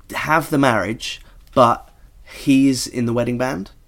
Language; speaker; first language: English; native; English